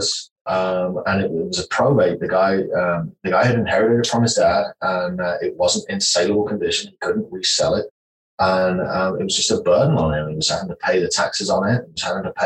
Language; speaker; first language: English; native; English